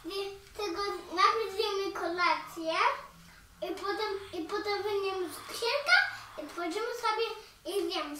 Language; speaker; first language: Polish; early bilingual, heritage; English